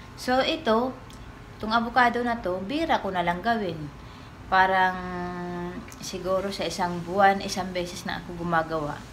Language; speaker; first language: Filipino; non-native, local second language; Cebuano